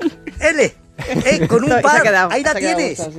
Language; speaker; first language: Spanish; native; Spanish